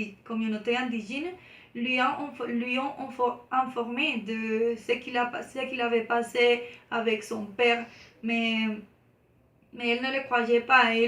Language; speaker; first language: French; non-native, learner; Spanish